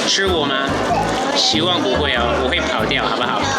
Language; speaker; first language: Chinese; non-native, fluent; English